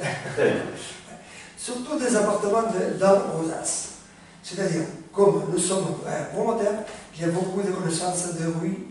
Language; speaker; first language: French; non-native, learner; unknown